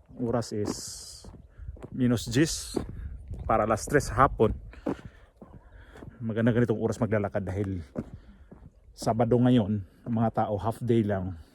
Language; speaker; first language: Filipino; native; Filipino